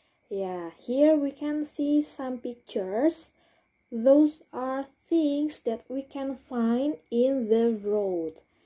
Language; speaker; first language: English; non-native, fluent; Indonesian